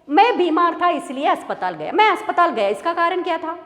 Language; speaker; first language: Hindi; non-native, local second language; Malayalam